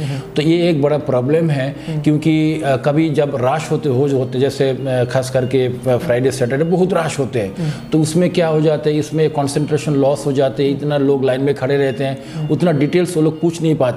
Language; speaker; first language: Hindi; non-native, fluent; Bangla